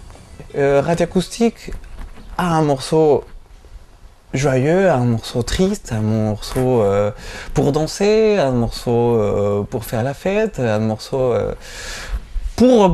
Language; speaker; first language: French; non-native, fluent; Spanish